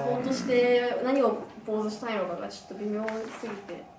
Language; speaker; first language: Japanese; native; Japanese